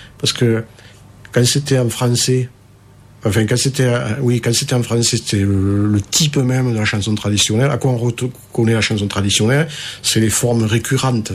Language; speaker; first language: French; native; French